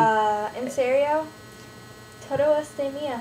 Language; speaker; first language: Spanish; non-native, learner; English